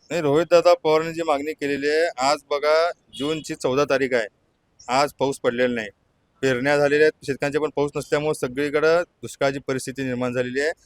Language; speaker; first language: Marathi; native; Marathi